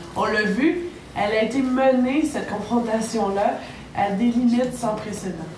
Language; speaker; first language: French; native; French